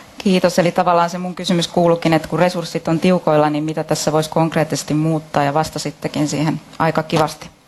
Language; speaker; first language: Finnish; native; Finnish